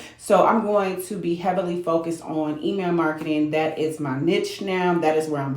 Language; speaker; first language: English; native; English